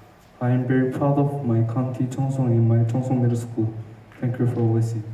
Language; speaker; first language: English; non-native, fluent; Korean